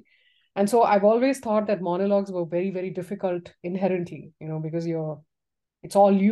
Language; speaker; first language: English; non-native, local second language; Tamil